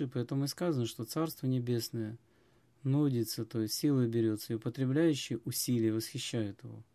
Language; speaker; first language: Russian; native; Russian